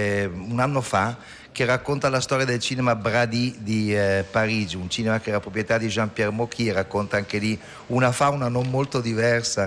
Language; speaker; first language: Italian; native; Italian